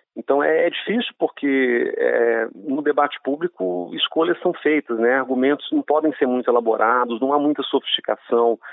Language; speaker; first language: Portuguese; non-native, fluent; Hebrew